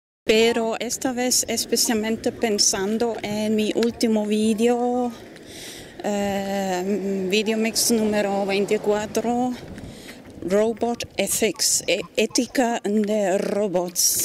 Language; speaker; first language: Spanish; non-native, fluent; German